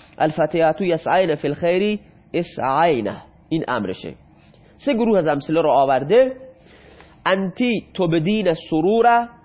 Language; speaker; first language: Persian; non-native, local second language; Baluchi